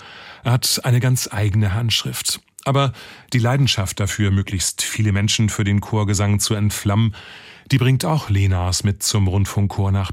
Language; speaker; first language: German; native; German